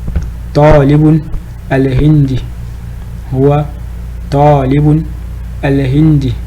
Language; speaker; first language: Arabic; non-native, fluent; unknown